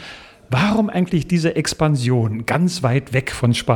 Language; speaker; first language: German; native; German